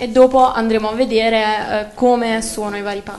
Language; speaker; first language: Italian; native; Italian